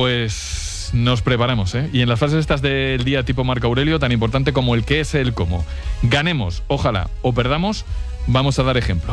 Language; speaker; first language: Spanish; native; Spanish